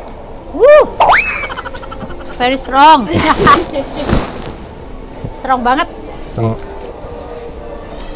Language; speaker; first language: English; non-native, learner; Indonesian